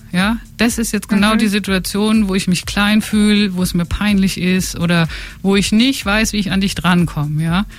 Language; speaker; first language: German; native; German